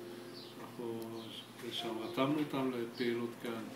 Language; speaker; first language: Hebrew; native; Hebrew